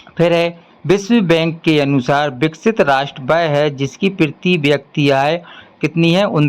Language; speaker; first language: Hindi; native; Hindi